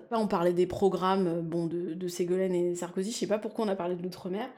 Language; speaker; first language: French; native; French